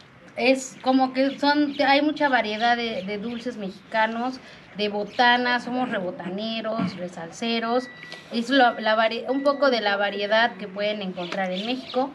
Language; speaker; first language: Spanish; native; Spanish